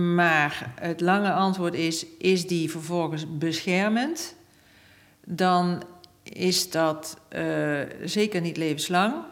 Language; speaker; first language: Dutch; native; Dutch